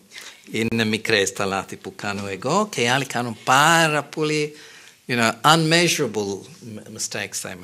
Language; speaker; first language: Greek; non-native, fluent; English